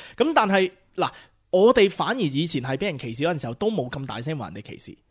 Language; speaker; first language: Cantonese; early bilingual, heritage; Cantonese